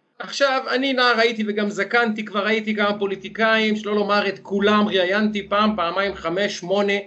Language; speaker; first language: Hebrew; native; Hebrew